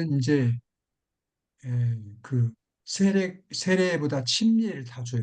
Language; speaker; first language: Korean; native; Korean